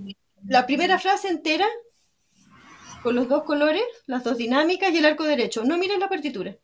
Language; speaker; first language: Spanish; native; Spanish